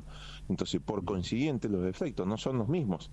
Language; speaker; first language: Spanish; native; Spanish